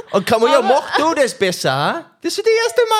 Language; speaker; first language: German; non-native, learner; English